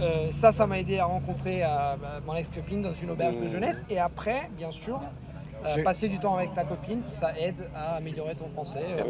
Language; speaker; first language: French; non-native, fluent; Italian